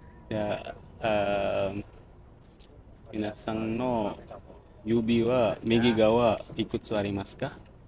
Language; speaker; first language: Japanese; non-native, learner; Indonesian